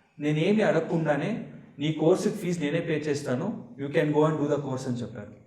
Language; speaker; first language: Telugu; non-native, local second language; Marathi